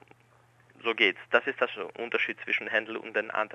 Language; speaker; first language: German; non-native, fluent; Greek